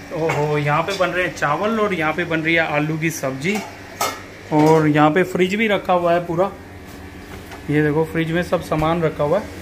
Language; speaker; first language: Hindi; native; Hindi